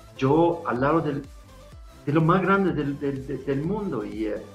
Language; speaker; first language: Spanish; non-native, fluent; German